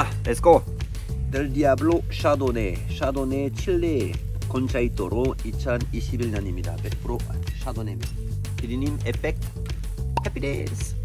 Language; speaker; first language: Korean; non-native, learner; French